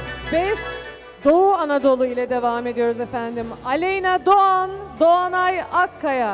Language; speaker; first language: Turkish; native; Turkish